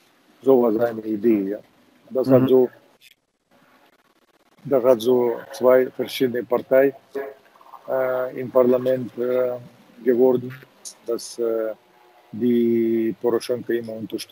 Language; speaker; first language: German; non-native, fluent; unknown